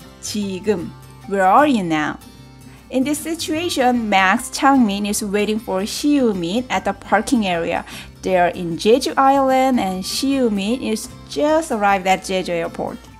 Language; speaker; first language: English; non-native, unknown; Korean